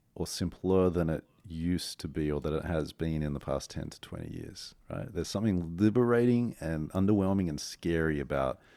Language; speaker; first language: English; native; English